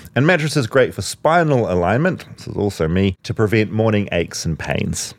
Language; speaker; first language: English; native; English